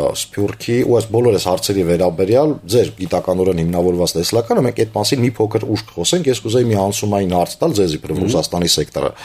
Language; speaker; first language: Armenian; native; Armenian